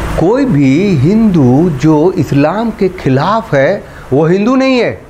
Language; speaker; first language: Hindi; native; Hindi